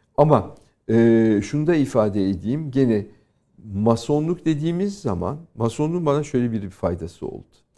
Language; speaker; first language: Turkish; native; Turkish